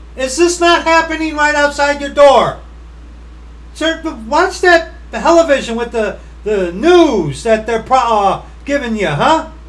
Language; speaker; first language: English; native; English